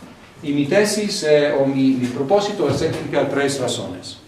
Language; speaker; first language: Spanish; non-native, fluent; English